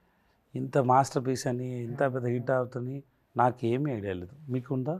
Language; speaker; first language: Telugu; non-native, learner; Tamil